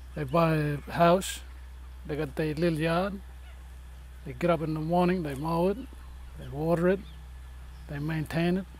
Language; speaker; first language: English; native; English